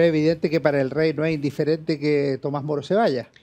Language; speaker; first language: Spanish; native; Spanish